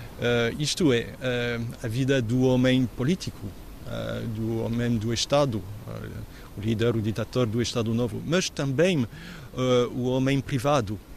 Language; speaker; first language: Portuguese; non-native, learner; French